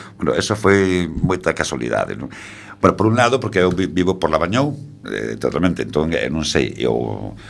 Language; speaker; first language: Galician; non-native, local second language; Spanish